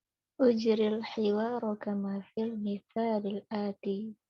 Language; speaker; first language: Arabic; non-native, learner; Indonesian